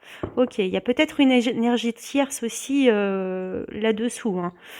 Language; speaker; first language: French; native; French